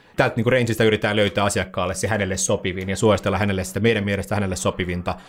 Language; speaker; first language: Finnish; native; Finnish